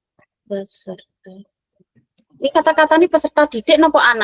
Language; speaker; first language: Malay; non-native, local second language; Javanese